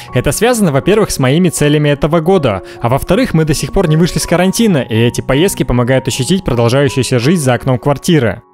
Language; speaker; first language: Russian; native; Russian